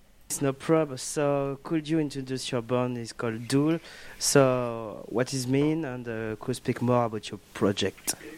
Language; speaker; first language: English; non-native, learner; French